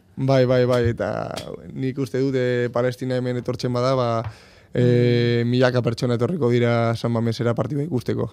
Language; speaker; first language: Basque; non-native, local second language; Spanish